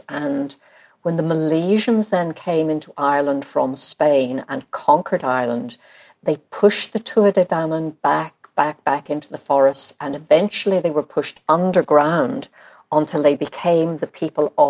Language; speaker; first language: English; native; English